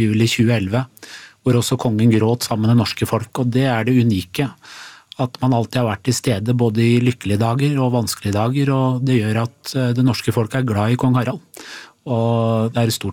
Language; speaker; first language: Norwegian; native; Norwegian